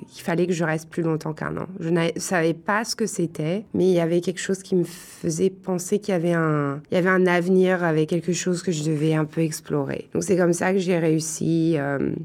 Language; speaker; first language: French; native; French